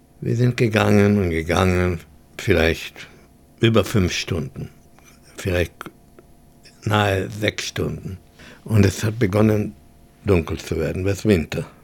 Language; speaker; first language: German; early bilingual, heritage; German